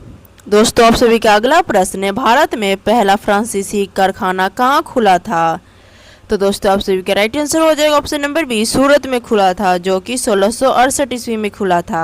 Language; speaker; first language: Hindi; native; Hindi